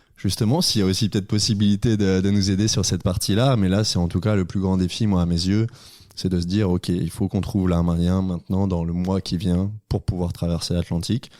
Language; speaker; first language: French; native; French